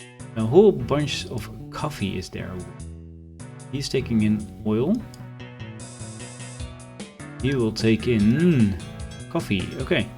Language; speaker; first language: English; non-native, fluent; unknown